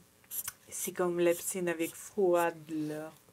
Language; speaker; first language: French; non-native, learner; Ukrainian